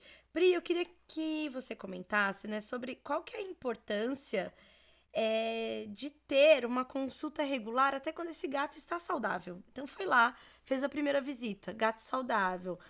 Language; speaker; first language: Portuguese; native; Portuguese